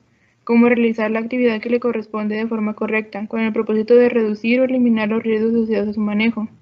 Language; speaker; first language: Spanish; native; Spanish